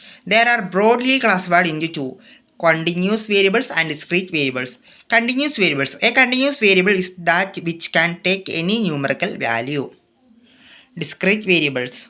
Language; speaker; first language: English; non-native, local second language; Malayalam